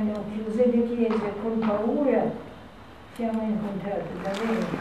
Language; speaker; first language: Italian; non-native, learner; Albanian